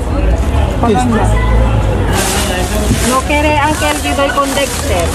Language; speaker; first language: Spanish; non-native, learner; Filipino